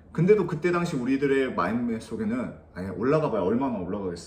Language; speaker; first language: Korean; native; Korean